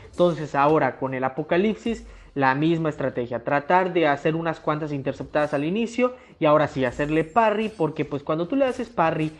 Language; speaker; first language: Spanish; native; Spanish